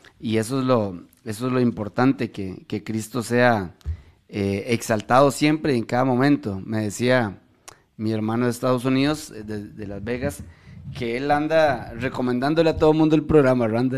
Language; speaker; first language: Spanish; native; Spanish